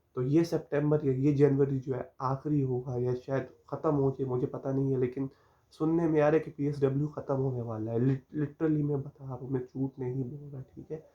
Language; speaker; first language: Urdu; non-native, local second language; Punjabi